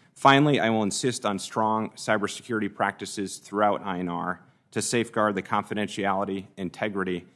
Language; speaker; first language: English; native; English